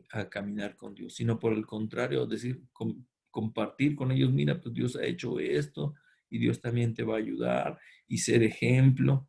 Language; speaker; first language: Spanish; native; Spanish